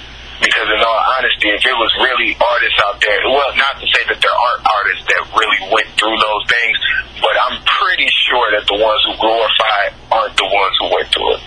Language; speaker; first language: English; native; English